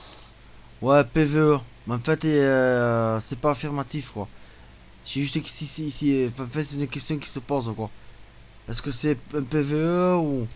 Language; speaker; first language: French; native; French